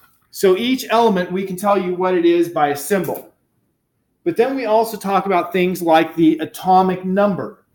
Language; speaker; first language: English; native; English